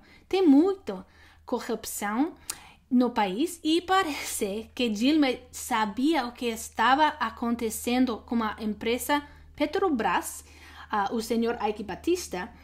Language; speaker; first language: Portuguese; non-native, learner; English